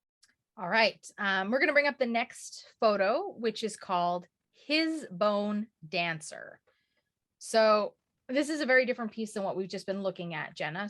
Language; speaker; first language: English; native; English